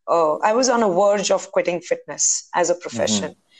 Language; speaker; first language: English; non-native, local second language; Hindi